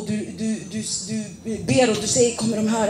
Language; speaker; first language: Swedish; non-native, fluent; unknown